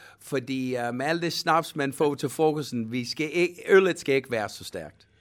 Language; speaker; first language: Danish; non-native, fluent; English